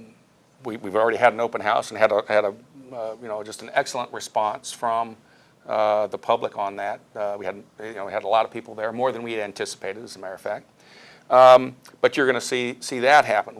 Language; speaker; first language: English; native; English